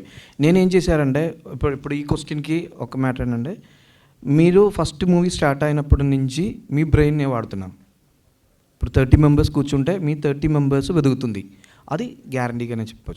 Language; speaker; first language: Telugu; non-native, local second language; Malayalam